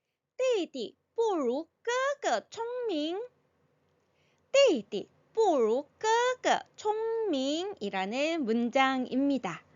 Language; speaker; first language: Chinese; non-native, fluent; Korean